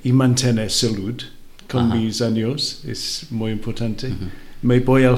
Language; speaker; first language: Spanish; non-native, learner; Welsh